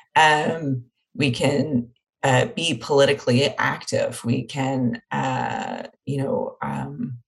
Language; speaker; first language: English; native; English